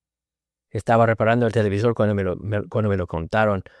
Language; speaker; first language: Spanish; non-native, fluent; English